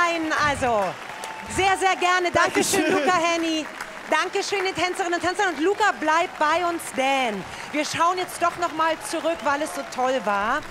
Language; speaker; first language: German; native; German